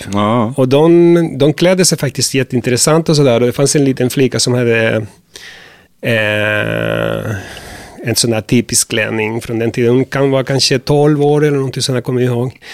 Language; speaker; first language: Swedish; non-native, fluent; Spanish